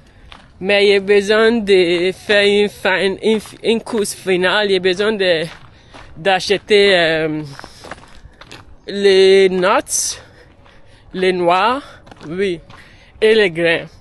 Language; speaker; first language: French; non-native, learner; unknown